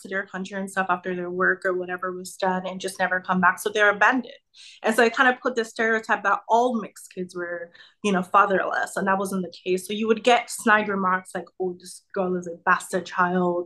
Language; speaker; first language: English; native; English